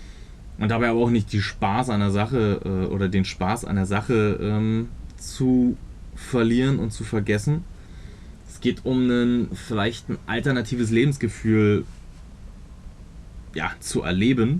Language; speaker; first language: German; native; German